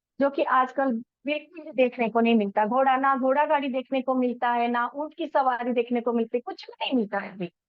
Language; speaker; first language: Hindi; non-native, local second language; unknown